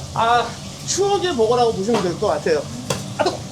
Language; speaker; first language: Korean; native; Korean